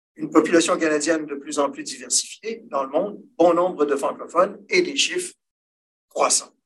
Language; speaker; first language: French; native; French